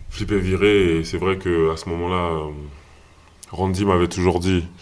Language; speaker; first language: French; native; French